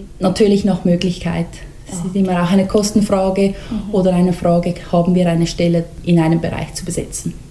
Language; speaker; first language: German; native; German